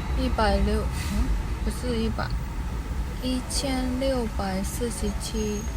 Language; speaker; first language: Chinese; non-native, fluent; Japanese